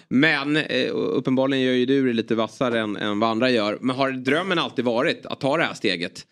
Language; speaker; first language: Swedish; native; Swedish